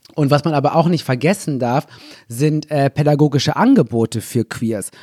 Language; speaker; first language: German; native; German